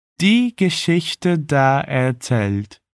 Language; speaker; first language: German; non-native, fluent; Portuguese